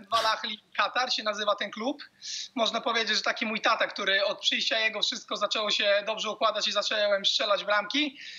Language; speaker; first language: Polish; native; Polish